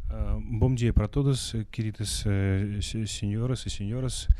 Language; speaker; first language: Portuguese; non-native, learner; Russian